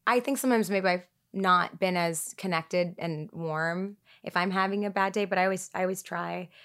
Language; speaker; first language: English; early bilingual, other home language; Tigrinya